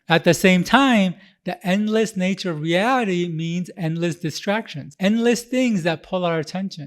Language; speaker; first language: English; native; English